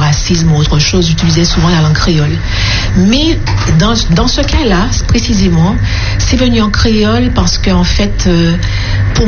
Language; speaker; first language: French; native; French